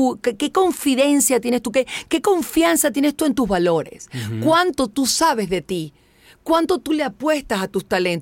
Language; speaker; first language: Spanish; native; Spanish